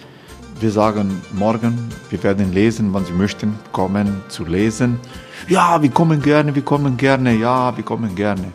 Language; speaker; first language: German; non-native, learner; Croatian